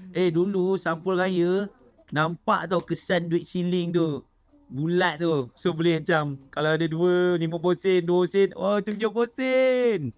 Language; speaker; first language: Malay; native; Malay